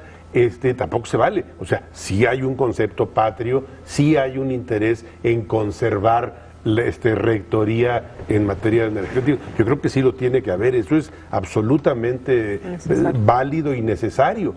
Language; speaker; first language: Spanish; native; Spanish